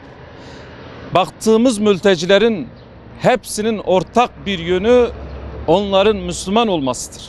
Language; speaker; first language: Turkish; non-native, local second language; Kurdish